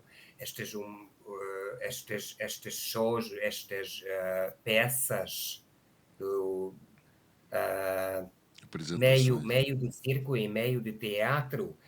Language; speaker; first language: Portuguese; non-native, learner; Hungarian